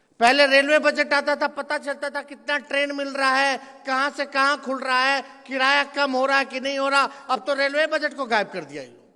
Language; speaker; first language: Hindi; native; Hindi